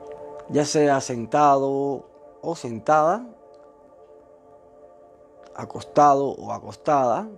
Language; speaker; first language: Spanish; native; Spanish